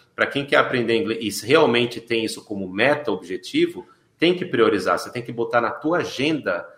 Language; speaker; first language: Portuguese; native; Portuguese